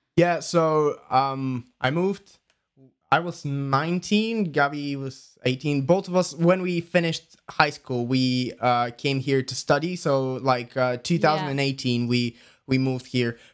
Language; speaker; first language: English; non-native, fluent; Bulgarian